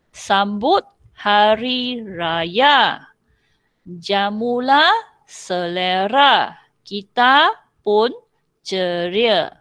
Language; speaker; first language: Malay; non-native, local second language; Chinese